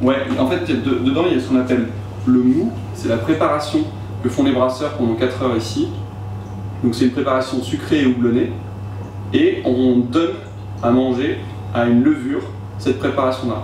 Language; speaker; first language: French; native; French